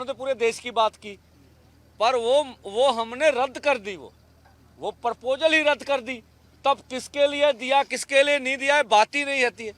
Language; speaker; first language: Hindi; non-native, local second language; Punjabi